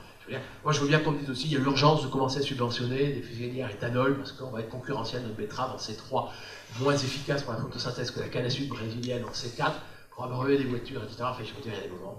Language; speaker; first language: French; native; French